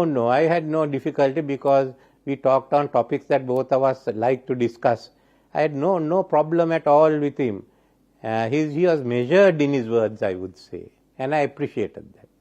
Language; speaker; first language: English; non-native, local second language; Sinhala